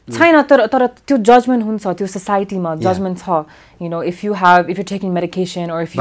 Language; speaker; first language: Nepali; early bilingual, heritage; English